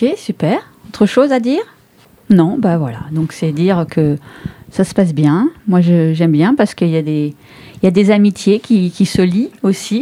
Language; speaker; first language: French; native; French